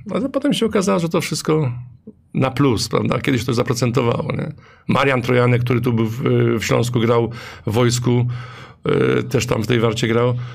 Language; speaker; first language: Polish; native; Polish